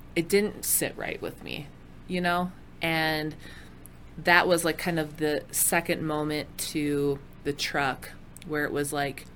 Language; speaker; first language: English; native; English